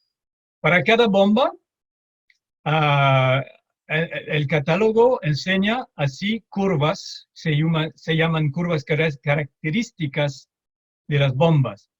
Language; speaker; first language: Spanish; non-native, fluent; French